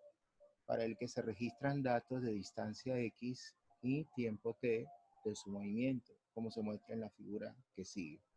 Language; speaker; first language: Spanish; native; Spanish